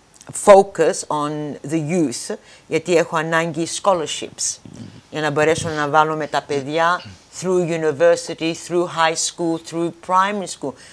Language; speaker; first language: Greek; early bilingual, heritage; Greek